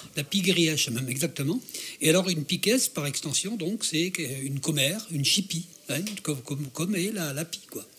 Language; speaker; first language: French; native; French